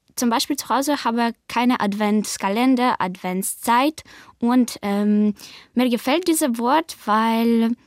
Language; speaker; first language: German; non-native, learner; Ukrainian